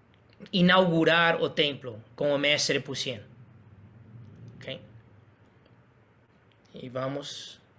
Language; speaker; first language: Portuguese; non-native, fluent; Spanish